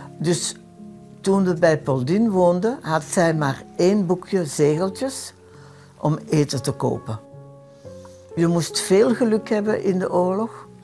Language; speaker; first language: Dutch; early bilingual, other home language; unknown